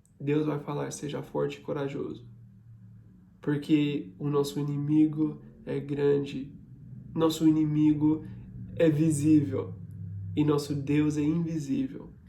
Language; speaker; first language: Portuguese; non-native, fluent; English